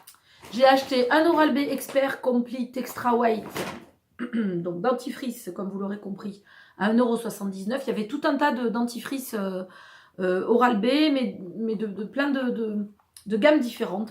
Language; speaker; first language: French; native; French